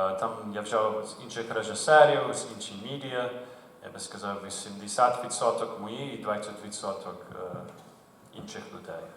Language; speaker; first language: Ukrainian; early bilingual, heritage; Ukrainian